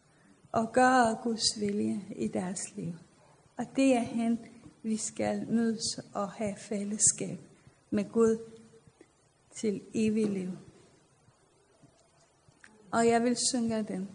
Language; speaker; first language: Danish; non-native, fluent; Persian